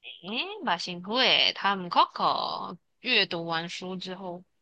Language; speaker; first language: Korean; non-native, fluent; Chinese